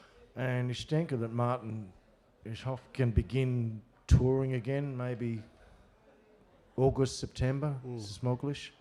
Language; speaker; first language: German; non-native, learner; English